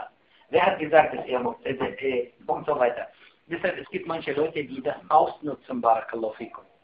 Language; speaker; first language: German; non-native, fluent; Arabic